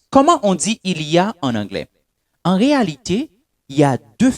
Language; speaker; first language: French; non-native, local second language; Haitian Creole